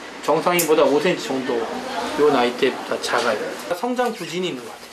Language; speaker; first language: Korean; native; Korean